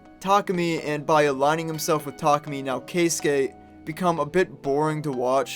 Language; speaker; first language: English; native; English